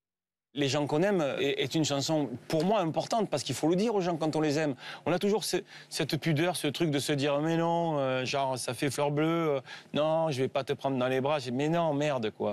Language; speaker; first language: French; native; French